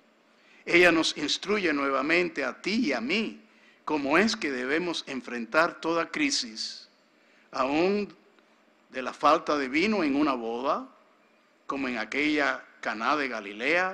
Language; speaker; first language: Spanish; native; Spanish